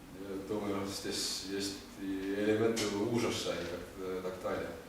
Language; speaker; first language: Russian; non-native, learner; Estonian